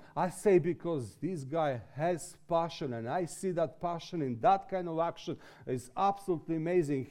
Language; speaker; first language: English; non-native, fluent; Serbian